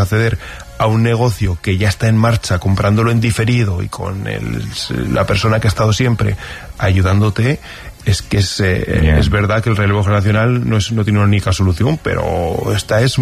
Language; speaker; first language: Spanish; native; Spanish